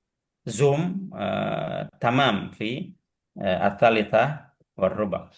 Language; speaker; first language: Arabic; non-native, fluent; Indonesian